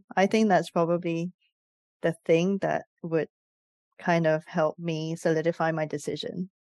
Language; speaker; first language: English; native; English